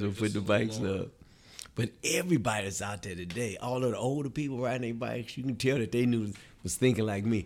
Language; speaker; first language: English; native; English